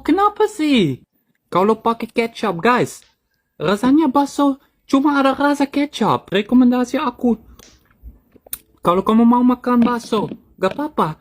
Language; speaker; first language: Indonesian; non-native, fluent; Dutch